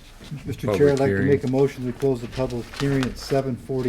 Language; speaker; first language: English; native; English